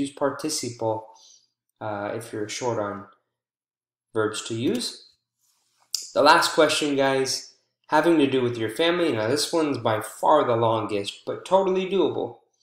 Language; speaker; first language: English; native; English